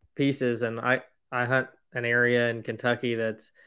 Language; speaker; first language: English; native; English